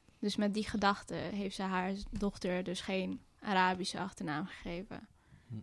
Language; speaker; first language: Dutch; early bilingual, other home language; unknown